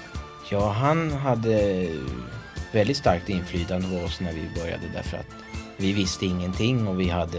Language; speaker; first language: Swedish; native; Swedish